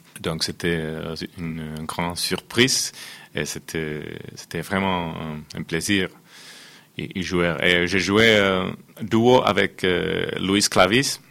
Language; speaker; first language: French; non-native, fluent; Finnish